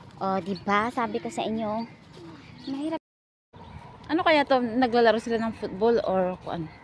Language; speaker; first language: Filipino; non-native, local second language; Iloko